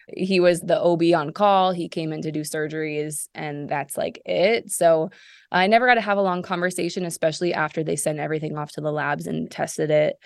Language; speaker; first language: English; native; English